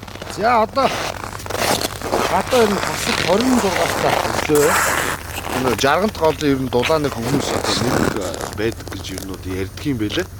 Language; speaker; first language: Mongolian; native; Mongolian